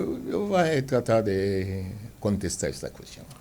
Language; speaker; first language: Spanish; non-native, fluent; Haitian Creole